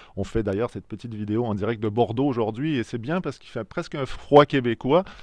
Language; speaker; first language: French; native; French